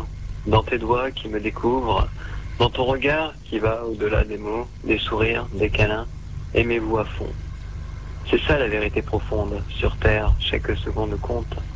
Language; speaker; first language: French; native; French